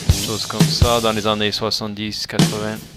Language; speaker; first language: French; non-native, fluent; English